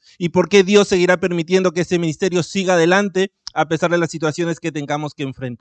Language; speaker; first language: Spanish; native; Spanish